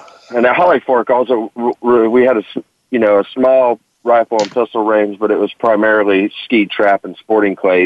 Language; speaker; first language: English; native; English